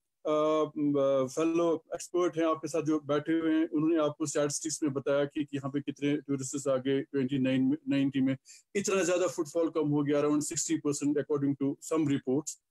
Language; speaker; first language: Hindi; non-native, local second language; Kashmiri